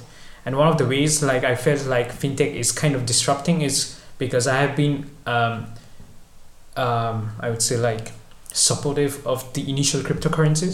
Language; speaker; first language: English; non-native, local second language; Bangla